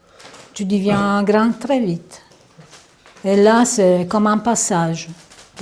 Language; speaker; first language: French; non-native, fluent; Italian